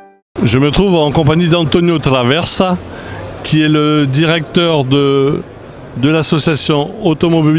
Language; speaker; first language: French; native; French